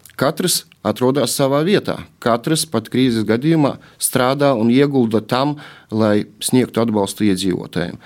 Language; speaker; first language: Latvian; native; Latvian